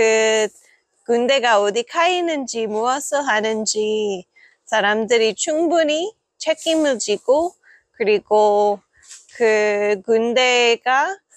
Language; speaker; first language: Korean; non-native, fluent; English